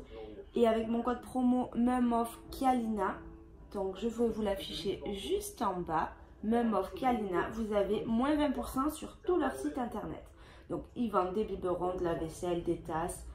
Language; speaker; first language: French; native; French